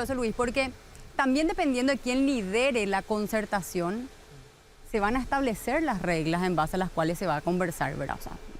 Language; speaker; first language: Spanish; native; Spanish